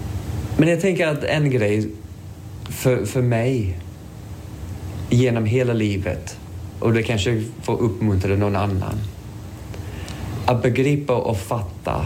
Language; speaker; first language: Swedish; non-native, fluent; English